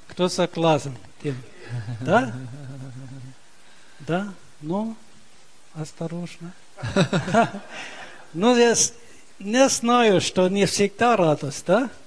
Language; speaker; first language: Russian; early bilingual, heritage; Russian